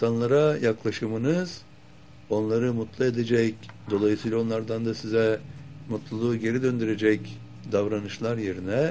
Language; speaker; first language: Turkish; native; Turkish